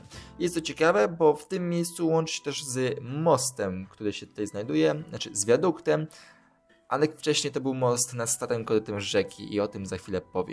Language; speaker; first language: Polish; native; Polish